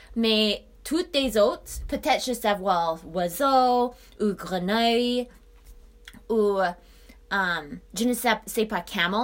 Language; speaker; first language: French; non-native, learner; English